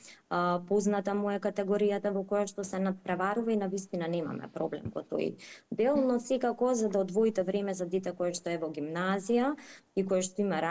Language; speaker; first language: Macedonian; native; Macedonian